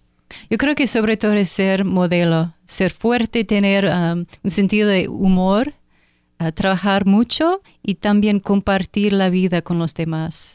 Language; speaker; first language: Spanish; non-native, fluent; English